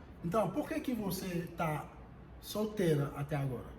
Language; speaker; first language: Portuguese; non-native, fluent; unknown